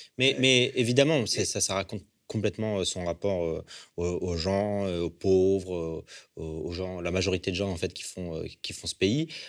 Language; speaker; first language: French; early bilingual, other home language; Arabic